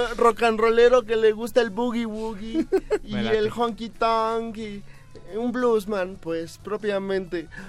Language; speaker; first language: Spanish; native; Spanish